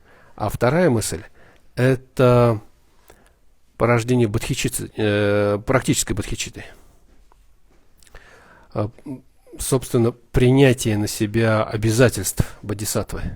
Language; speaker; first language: Russian; native; Russian